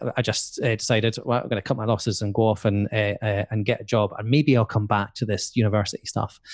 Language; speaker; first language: English; native; English